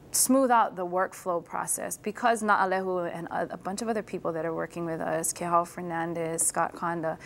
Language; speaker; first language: English; native; English